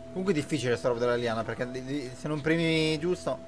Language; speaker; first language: Italian; native; Italian